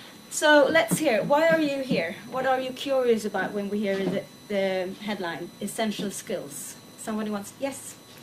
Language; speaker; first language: English; non-native, fluent; Swedish